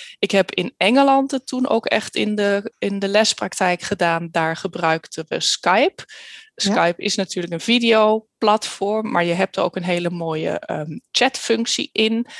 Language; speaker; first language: Dutch; early bilingual, heritage; Dutch